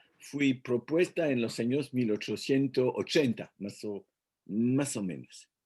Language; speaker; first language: Spanish; non-native, fluent; French